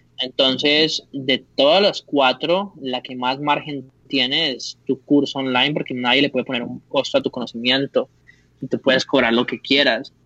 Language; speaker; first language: Spanish; native; Spanish